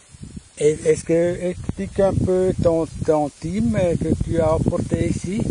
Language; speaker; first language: French; non-native, fluent; German